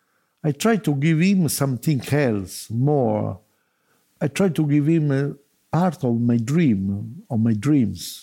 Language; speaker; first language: English; non-native, learner; Italian